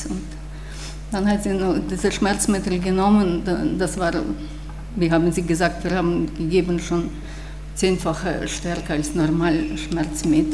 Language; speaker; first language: German; non-native, fluent; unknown